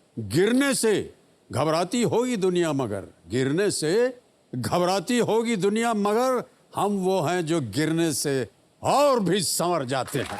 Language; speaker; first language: Hindi; native; Hindi